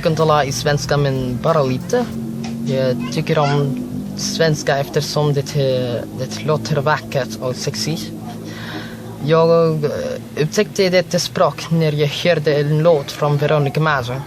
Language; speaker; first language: Swedish; non-native, learner; Filipino